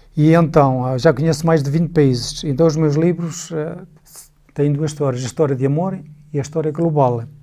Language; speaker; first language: Portuguese; native; Portuguese